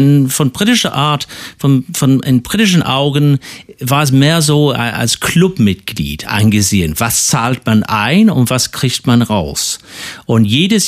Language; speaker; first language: German; non-native, fluent; English